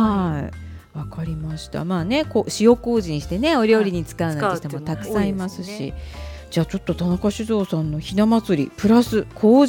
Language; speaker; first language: Japanese; native; Japanese